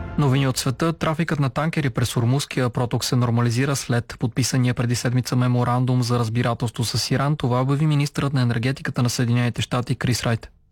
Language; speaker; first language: Bulgarian; native; Bulgarian